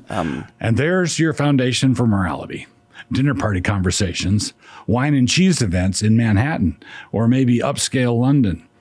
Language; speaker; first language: English; native; English